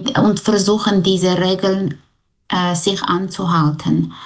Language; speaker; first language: German; non-native, fluent; Armenian